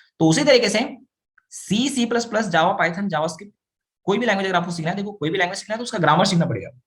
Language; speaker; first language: Hindi; native; Hindi